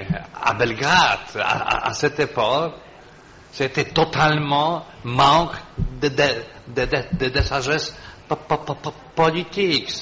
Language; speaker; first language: French; non-native, fluent; Polish